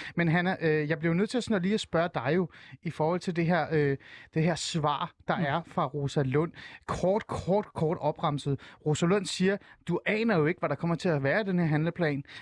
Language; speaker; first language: Danish; early bilingual, other home language; Persian